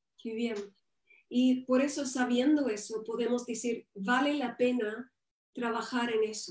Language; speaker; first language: Spanish; non-native, fluent; English